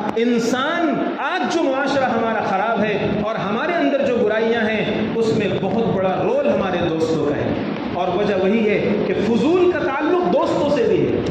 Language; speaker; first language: Urdu; native; Urdu